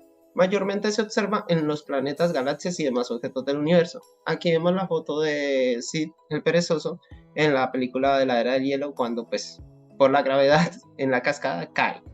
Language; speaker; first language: Spanish; native; Spanish